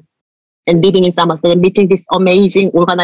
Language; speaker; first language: English; non-native, fluent; Korean